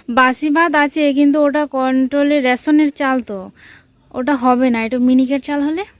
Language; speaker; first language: Bangla; non-native, local second language; Santali